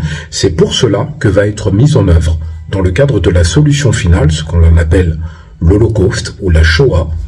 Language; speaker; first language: French; native; French